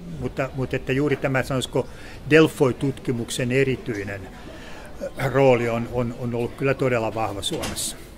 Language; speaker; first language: Finnish; native; Finnish